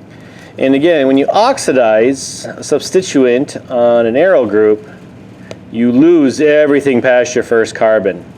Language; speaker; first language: English; native; English